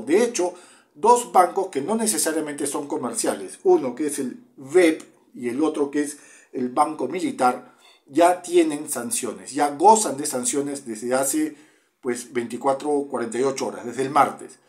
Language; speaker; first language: Spanish; native; Spanish